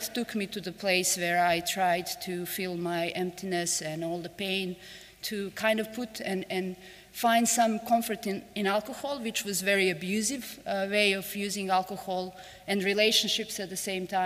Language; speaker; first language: English; non-native, fluent; Serbian